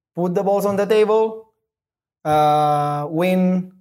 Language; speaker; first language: English; non-native, fluent; Spanish